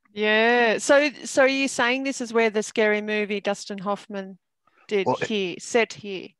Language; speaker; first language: English; native; English